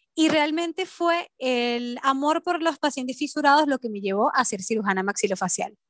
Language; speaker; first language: Spanish; native; Spanish